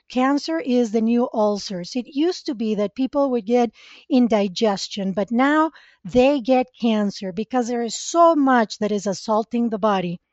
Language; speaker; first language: English; non-native, fluent; Spanish